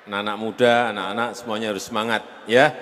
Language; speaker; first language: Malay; non-native, local second language; Javanese